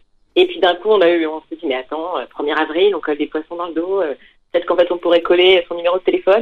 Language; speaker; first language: French; native; French